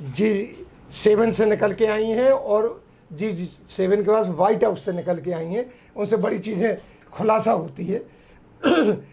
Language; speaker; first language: Urdu; native; Urdu